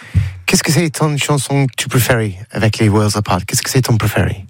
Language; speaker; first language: French; non-native, learner; English